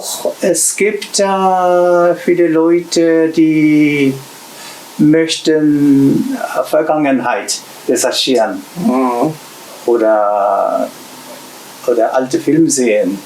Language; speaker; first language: German; non-native, learner; Japanese